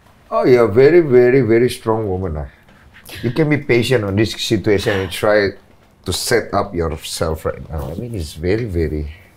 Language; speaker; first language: English; non-native, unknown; Indonesian